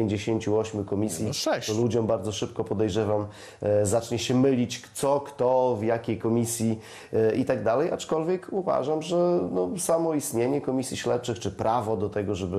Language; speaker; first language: Polish; native; Polish